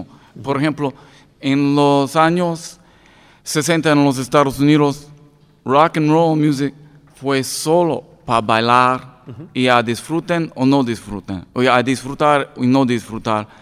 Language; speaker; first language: Spanish; non-native, learner; English